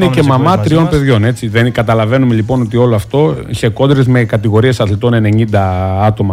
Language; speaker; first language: Greek; native; Greek